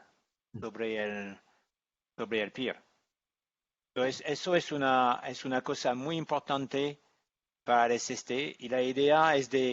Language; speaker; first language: Spanish; non-native, learner; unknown